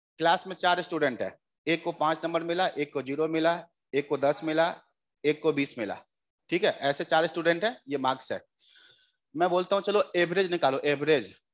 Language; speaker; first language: Hindi; native; Hindi